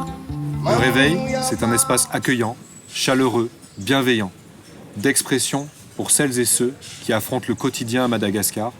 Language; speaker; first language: French; native; French